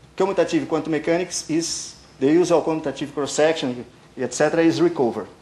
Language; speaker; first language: English; non-native, learner; Portuguese